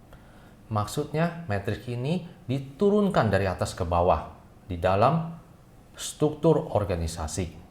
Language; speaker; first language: Indonesian; native; Indonesian